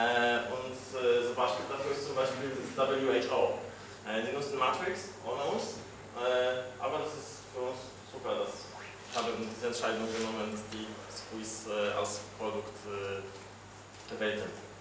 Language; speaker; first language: German; non-native, fluent; Polish